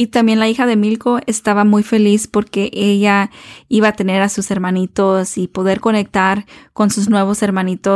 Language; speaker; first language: Spanish; early bilingual, heritage; Spanish